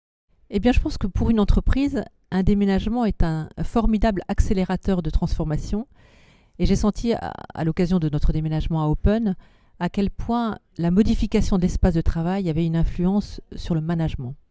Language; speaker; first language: French; native; French